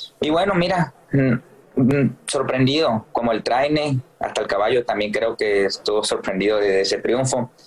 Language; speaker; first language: Spanish; native; Spanish